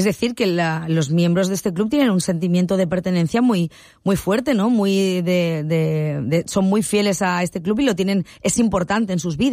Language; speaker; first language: Spanish; native; Spanish